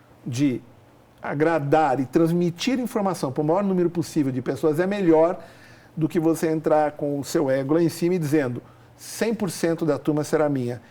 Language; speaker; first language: Portuguese; native; Portuguese